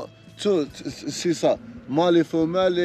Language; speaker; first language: French; non-native, local second language; Arabic